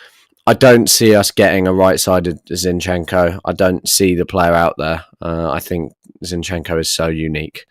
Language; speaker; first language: English; native; English